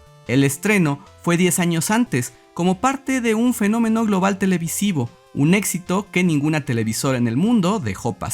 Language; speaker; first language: Spanish; native; Spanish